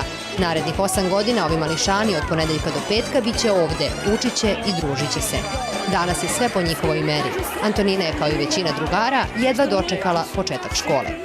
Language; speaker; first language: Serbian; native; Serbian